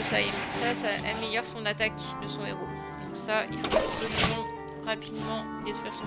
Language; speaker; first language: French; native; French